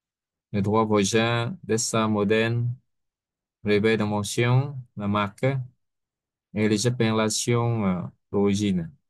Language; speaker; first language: French; non-native, fluent; Vietnamese